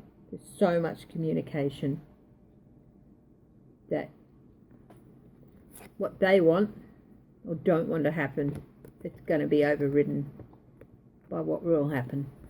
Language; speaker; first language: English; native; English